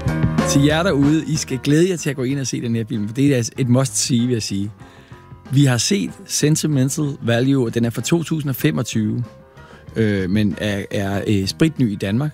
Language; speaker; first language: Danish; native; Danish